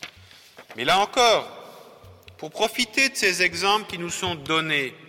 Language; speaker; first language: French; native; French